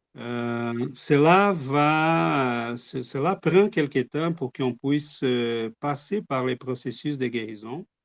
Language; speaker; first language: French; non-native, fluent; Portuguese